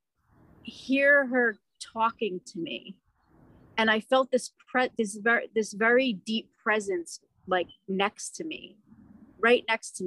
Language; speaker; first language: English; native; English